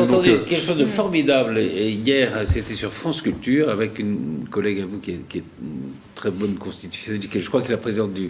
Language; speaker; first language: French; native; French